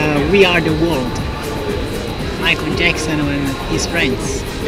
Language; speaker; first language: English; non-native, fluent; Portuguese